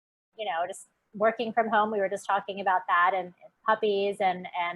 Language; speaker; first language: English; native; English